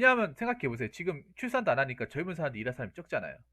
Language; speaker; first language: Korean; native; Korean